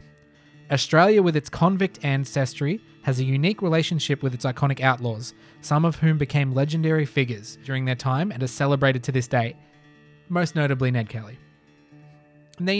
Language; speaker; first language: English; native; English